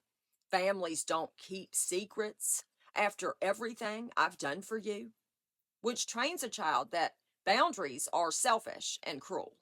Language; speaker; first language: English; native; English